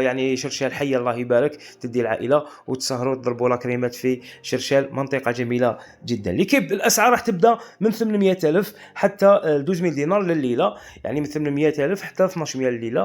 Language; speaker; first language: Arabic; native; Arabic